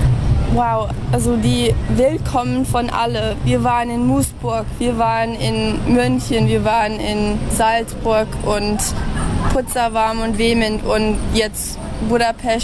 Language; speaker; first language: German; early bilingual, heritage; English